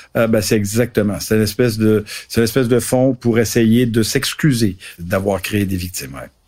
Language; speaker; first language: French; native; French